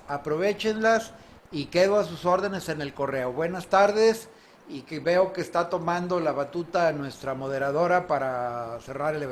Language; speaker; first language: Spanish; native; Spanish